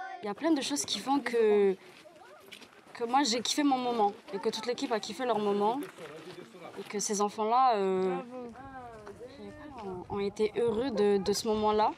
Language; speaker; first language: French; native; French